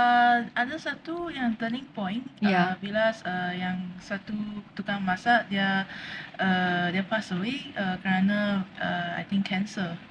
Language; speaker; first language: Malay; non-native, local second language; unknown